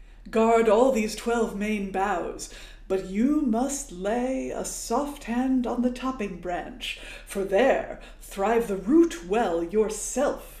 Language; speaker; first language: English; native; English